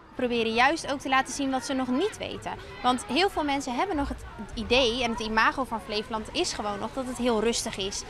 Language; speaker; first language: Dutch; native; Dutch